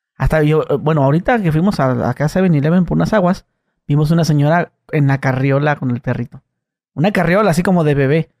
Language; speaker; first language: Spanish; native; Spanish